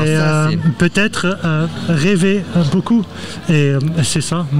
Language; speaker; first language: French; non-native, fluent; German